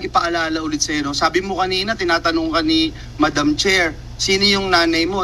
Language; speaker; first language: Filipino; native; Filipino